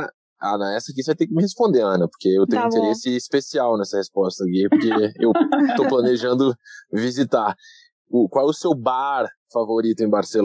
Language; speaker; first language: Portuguese; native; Portuguese